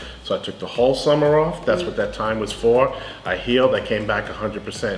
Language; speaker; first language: English; native; English